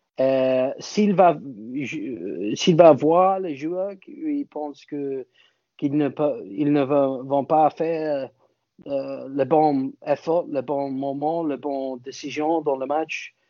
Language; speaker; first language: French; non-native, fluent; English